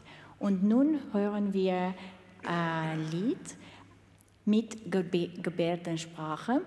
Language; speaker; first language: German; non-native, fluent; Armenian